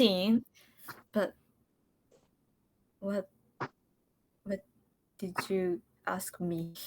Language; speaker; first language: English; non-native, learner; Japanese